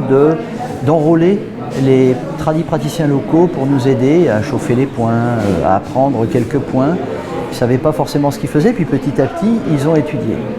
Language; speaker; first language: French; native; French